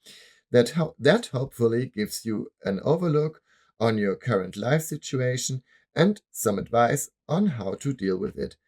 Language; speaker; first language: English; non-native, fluent; German